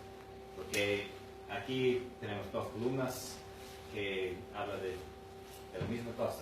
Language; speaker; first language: Spanish; non-native, fluent; English